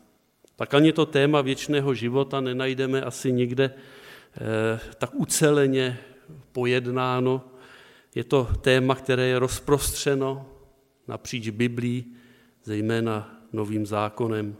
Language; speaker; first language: Czech; native; Czech